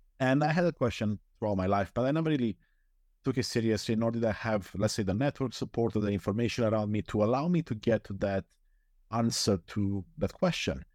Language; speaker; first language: English; non-native, fluent; Romanian